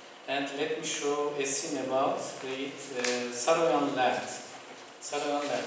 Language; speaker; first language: English; non-native, fluent; Turkish